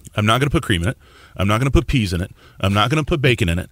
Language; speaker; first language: English; native; English